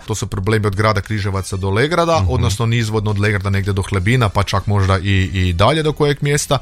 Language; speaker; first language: Croatian; native; Croatian